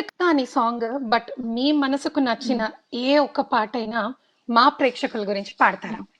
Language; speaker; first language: Telugu; native; Telugu